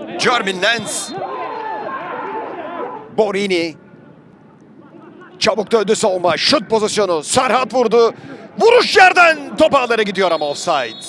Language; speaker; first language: Turkish; native; Turkish